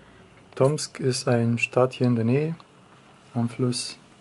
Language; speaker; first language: German; non-native, fluent; Russian